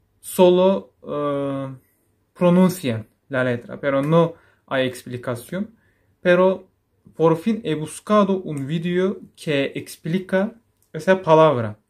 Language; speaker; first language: Spanish; non-native, fluent; Turkish